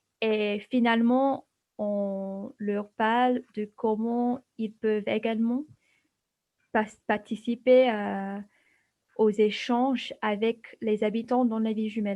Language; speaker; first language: French; non-native, fluent; English